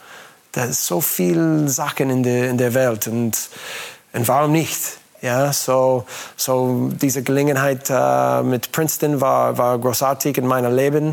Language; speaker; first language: German; non-native, learner; English